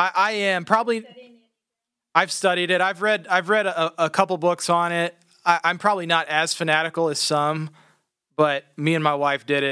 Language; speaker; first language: English; native; English